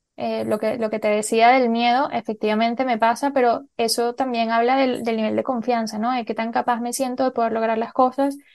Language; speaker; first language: Spanish; native; Spanish